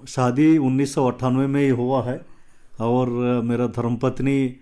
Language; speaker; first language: Hindi; non-native, local second language; Telugu